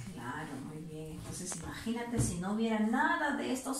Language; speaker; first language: Spanish; native; Spanish